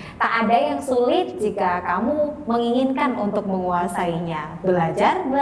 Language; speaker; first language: Indonesian; non-native, local second language; Javanese